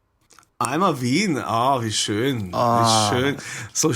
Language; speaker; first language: German; native; German